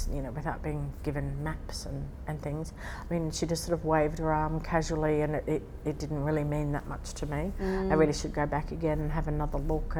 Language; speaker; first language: English; native; English